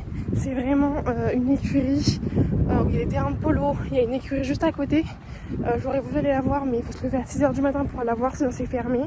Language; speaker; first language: French; native; French